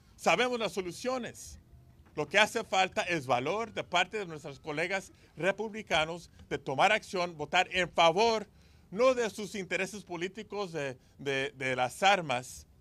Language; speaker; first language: Spanish; early bilingual, heritage; Spanish